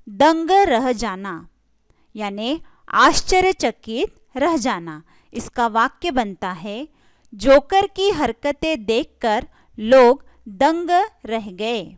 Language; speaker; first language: Hindi; non-native, local second language; Marathi